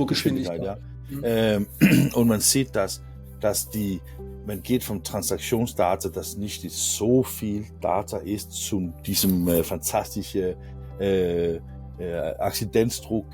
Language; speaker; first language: German; non-native, learner; Danish